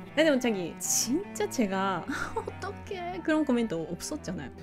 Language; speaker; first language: Korean; non-native, learner; Japanese